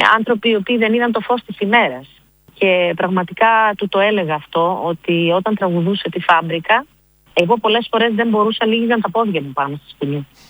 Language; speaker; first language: Greek; early bilingual, heritage; Greek